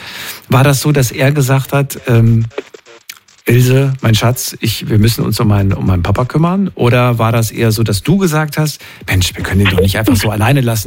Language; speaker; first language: German; native; German